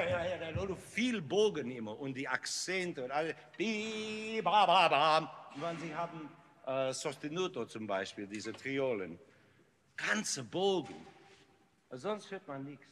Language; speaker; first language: German; non-native, learner; English